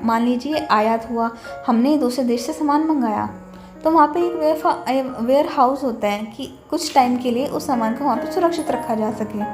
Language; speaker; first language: Hindi; native; Hindi